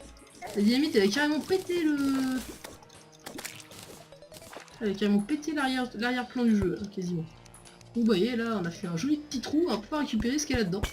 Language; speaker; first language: French; native; French